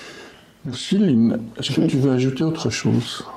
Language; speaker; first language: French; native; French